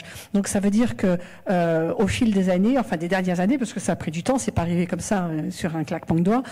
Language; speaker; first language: French; native; French